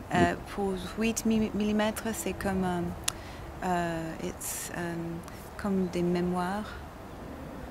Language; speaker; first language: French; non-native, learner; English